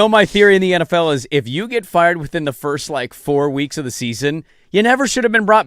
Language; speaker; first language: English; native; English